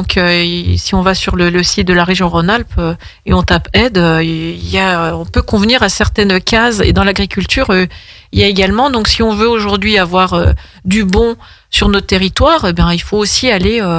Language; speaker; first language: French; native; French